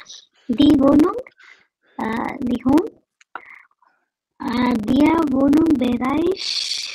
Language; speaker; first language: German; non-native, learner; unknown